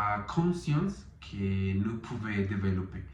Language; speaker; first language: French; non-native, learner; Spanish